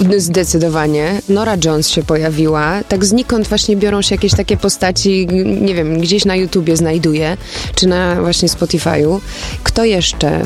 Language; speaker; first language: Polish; early bilingual, heritage; Polish